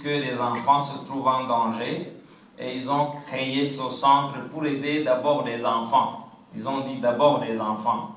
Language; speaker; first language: French; non-native, local second language; Kinyarwanda